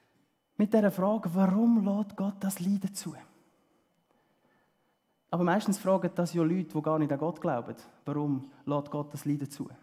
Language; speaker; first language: German; early bilingual, heritage; German